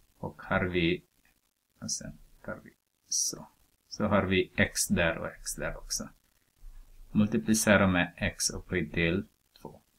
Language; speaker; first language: Swedish; non-native, fluent; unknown